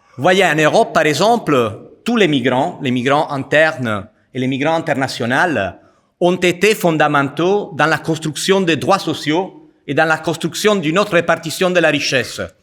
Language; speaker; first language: French; non-native, fluent; Italian